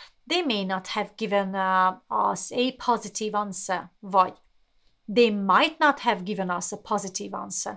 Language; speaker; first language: English; non-native, fluent; Hungarian